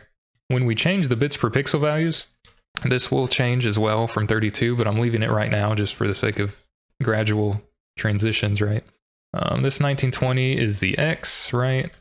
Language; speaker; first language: English; native; English